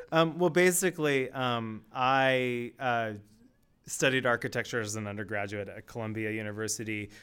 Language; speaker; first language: English; native; English